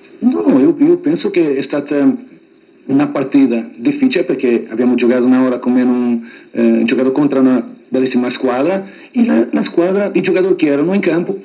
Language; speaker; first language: Italian; non-native, fluent; Portuguese